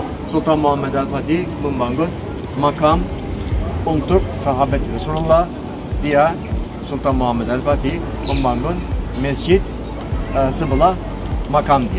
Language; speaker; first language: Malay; non-native, learner; Turkish